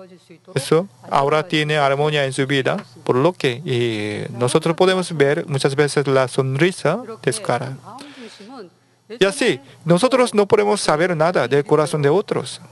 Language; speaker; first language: Spanish; non-native, learner; Korean